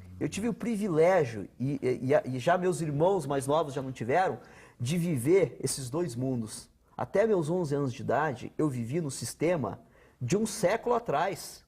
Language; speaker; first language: Portuguese; non-native, local second language; Ukrainian